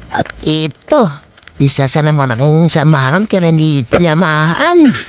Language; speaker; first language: Filipino; non-native, local second language; Waray